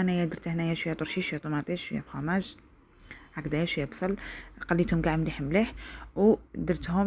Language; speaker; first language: Arabic; native; Arabic